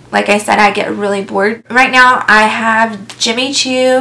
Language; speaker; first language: English; native; English